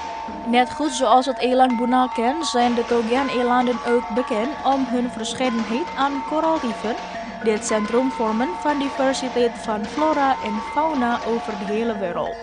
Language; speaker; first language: Dutch; non-native, fluent; Indonesian